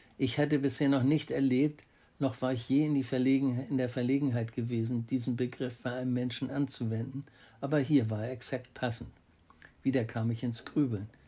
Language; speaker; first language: German; native; German